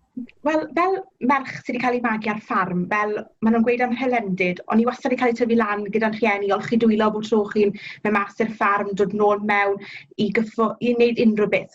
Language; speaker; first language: Welsh; native; Welsh